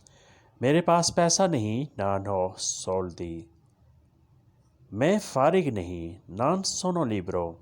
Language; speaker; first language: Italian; non-native, learner; Urdu